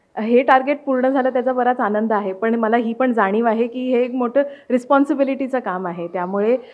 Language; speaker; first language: Marathi; native; Marathi